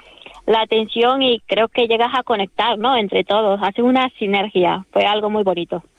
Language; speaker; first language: Spanish; native; Spanish